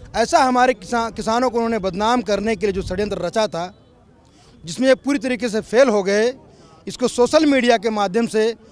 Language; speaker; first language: Hindi; native; Hindi